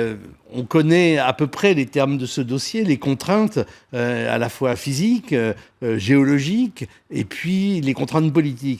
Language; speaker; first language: French; native; French